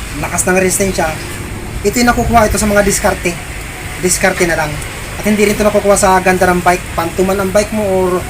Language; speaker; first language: Filipino; native; Filipino